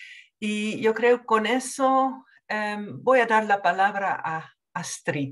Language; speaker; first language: Spanish; non-native, fluent; Dutch